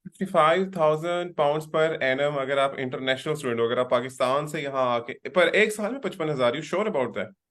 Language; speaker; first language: Urdu; native; Urdu